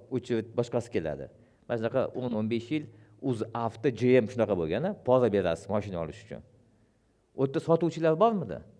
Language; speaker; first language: Uzbek; non-native, local second language; Russian